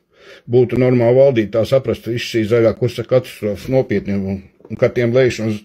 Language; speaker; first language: Latvian; native; Latvian